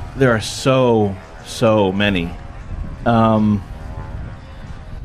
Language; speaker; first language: English; native; English